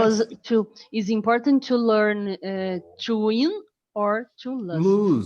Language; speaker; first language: English; non-native, learner; Portuguese